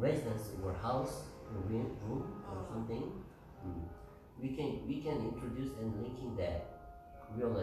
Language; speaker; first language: English; non-native, learner; Korean